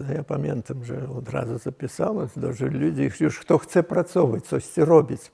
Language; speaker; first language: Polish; non-native, local second language; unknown